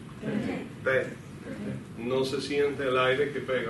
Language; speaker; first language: Spanish; non-native, fluent; English